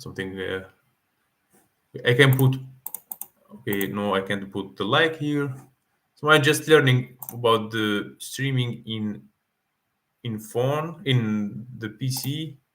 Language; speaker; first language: English; non-native, fluent; Arabic